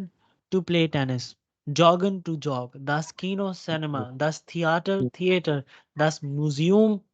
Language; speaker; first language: German; non-native, fluent; Urdu